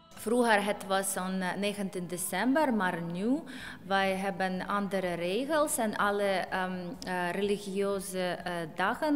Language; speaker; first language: Dutch; non-native, fluent; Ukrainian